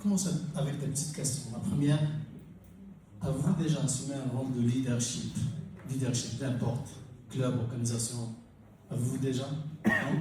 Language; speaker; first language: French; non-native, local second language; Arabic